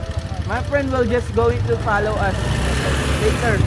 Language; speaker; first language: English; non-native, local second language; Filipino